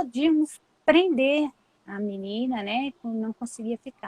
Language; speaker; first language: Portuguese; native; Portuguese